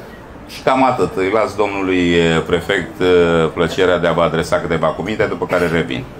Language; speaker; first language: Romanian; native; Romanian